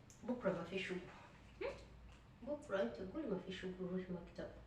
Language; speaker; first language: Arabic; non-native, learner; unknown